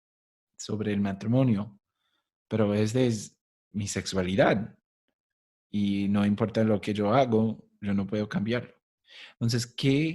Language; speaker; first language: Spanish; non-native, fluent; English